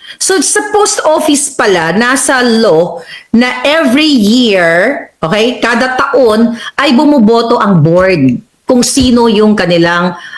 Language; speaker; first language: Filipino; native; Filipino